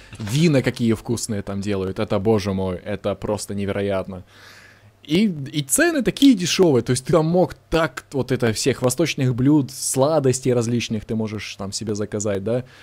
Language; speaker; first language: Russian; native; Russian